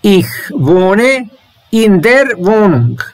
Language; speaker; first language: German; non-native, learner; Serbian